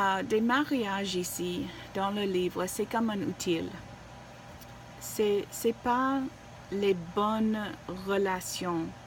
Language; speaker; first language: French; non-native, learner; English